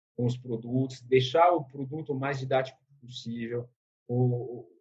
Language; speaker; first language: Portuguese; non-native, fluent; French